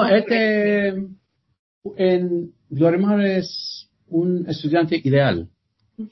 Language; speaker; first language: Spanish; non-native, learner; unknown